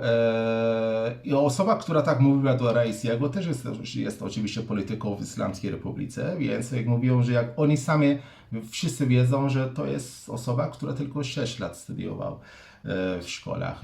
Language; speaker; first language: Polish; non-native, fluent; Persian